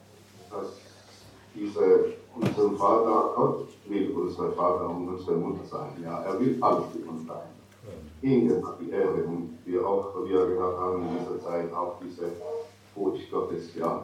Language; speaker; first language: German; non-native, fluent; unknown